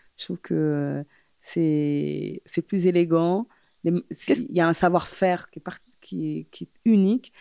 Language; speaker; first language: French; early bilingual, other home language; Fula